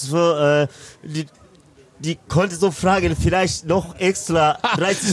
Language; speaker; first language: German; non-native, learner; Swahili